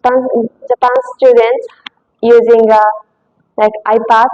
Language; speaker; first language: English; non-native, learner; Japanese